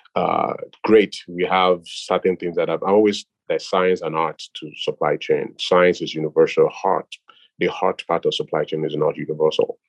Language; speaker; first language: English; non-native, local second language; Yoruba